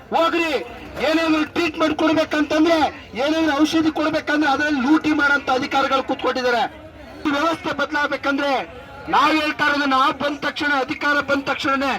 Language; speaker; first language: Kannada; native; Kannada